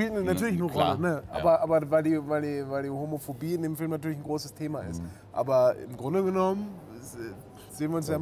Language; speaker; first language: German; native; German